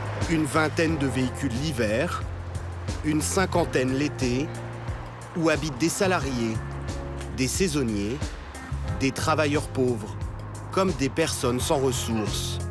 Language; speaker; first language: French; native; French